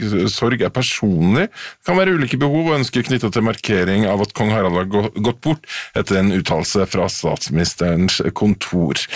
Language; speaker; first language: Norwegian; native; Norwegian